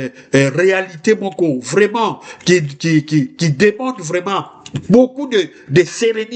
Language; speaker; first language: French; non-native, local second language; Lingala